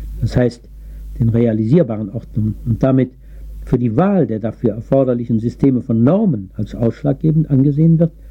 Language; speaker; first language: German; native; German